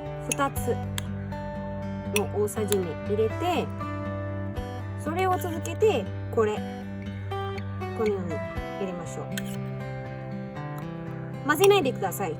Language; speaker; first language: Japanese; non-native, fluent; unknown